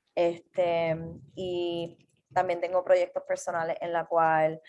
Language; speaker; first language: Spanish; native; Spanish